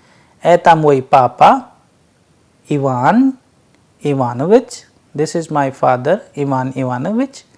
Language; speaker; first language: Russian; non-native, fluent; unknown